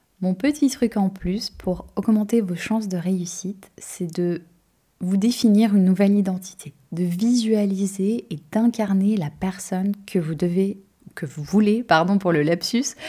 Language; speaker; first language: French; native; French